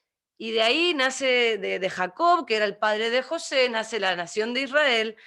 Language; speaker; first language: Spanish; native; Spanish